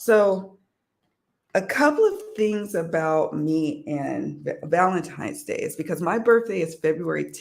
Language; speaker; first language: English; native; English